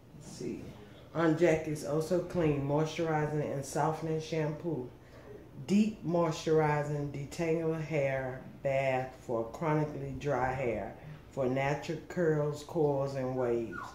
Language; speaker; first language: English; native; English